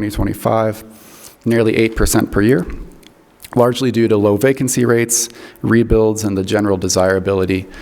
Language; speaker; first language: English; native; English